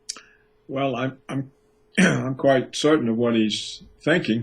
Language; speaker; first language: English; native; English